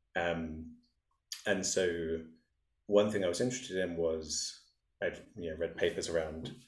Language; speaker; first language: English; native; English